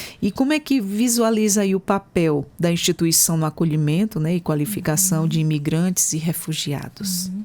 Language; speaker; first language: Portuguese; native; Portuguese